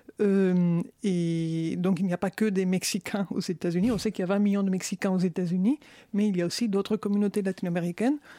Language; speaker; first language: French; non-native, fluent; Spanish